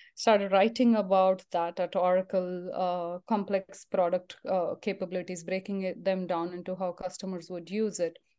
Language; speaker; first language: English; non-native, local second language; Marathi